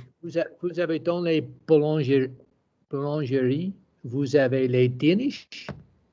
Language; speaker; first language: French; non-native, learner; English